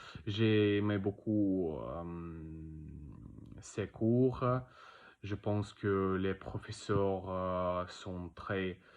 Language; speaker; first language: French; non-native, learner; Russian